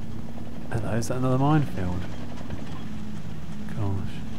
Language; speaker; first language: English; native; English